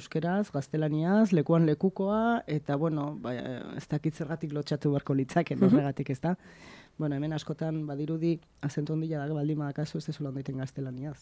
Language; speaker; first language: Basque; native; Basque